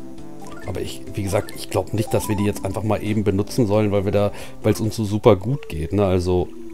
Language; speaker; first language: German; native; German